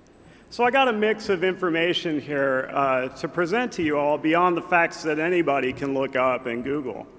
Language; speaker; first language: English; native; English